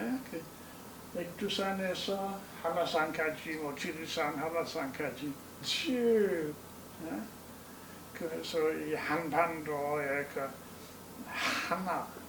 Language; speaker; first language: Korean; non-native, learner; English